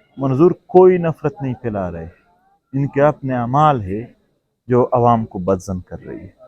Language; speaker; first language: Urdu; non-native, local second language; Pashto